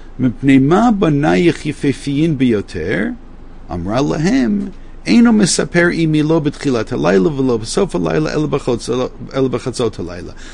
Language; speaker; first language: Hebrew; non-native, fluent; English